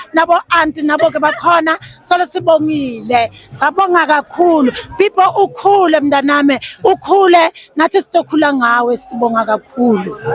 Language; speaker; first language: Zulu; non-native, local second language; Swati